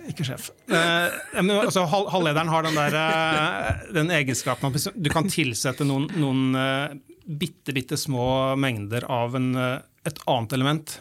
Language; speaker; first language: Norwegian; native; Norwegian